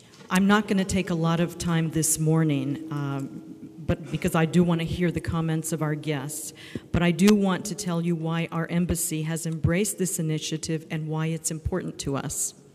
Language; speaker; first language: English; native; English